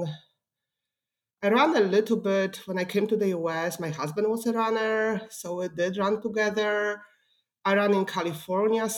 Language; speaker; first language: English; non-native, fluent; Polish